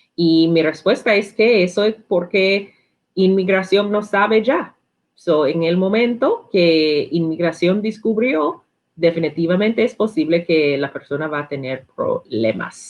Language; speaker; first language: Spanish; non-native, learner; English